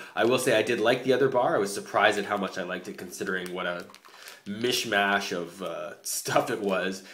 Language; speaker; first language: English; native; English